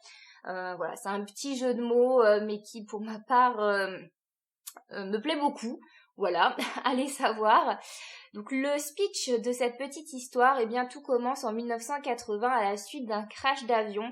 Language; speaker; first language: French; native; French